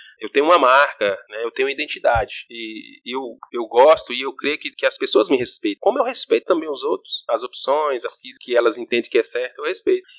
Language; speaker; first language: Portuguese; native; Portuguese